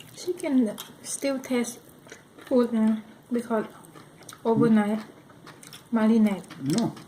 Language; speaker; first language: English; non-native, learner; Thai